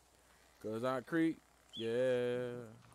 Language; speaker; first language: English; native; English